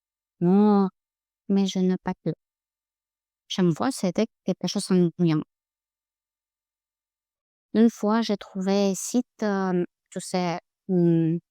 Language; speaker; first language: French; non-native, learner; Russian